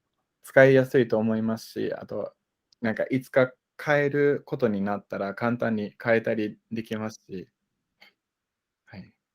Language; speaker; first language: Japanese; non-native, fluent; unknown